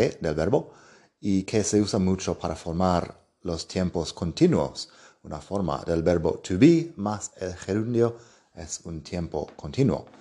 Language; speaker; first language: Spanish; non-native, fluent; English